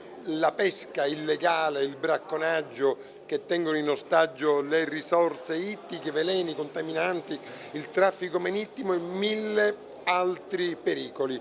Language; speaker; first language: Italian; native; Italian